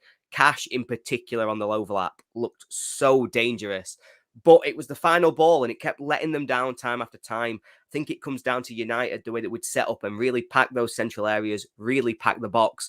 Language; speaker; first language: English; native; English